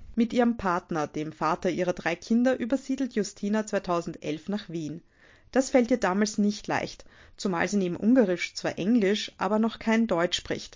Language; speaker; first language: German; native; German